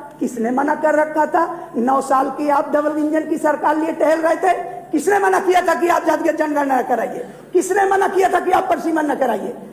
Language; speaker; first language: Hindi; native; Hindi